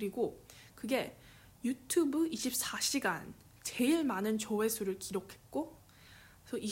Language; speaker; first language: Korean; early bilingual, heritage; English